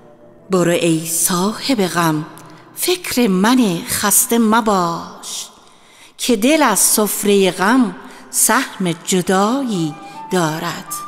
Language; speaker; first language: Persian; native; Persian